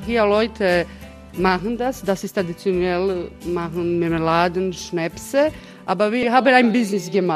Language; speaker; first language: German; non-native, fluent; Croatian